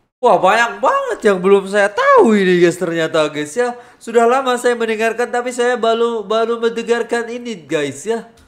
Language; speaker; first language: Indonesian; native; Indonesian